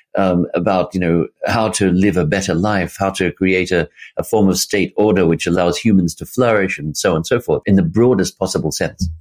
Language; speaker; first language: English; native; English